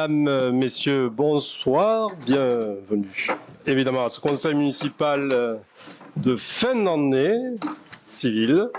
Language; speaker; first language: French; native; French